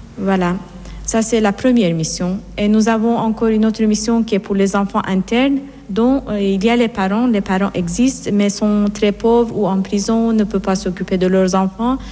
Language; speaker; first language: French; non-native, fluent; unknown